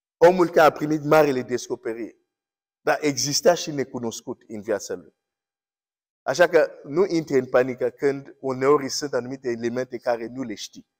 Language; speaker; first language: Romanian; non-native, fluent; English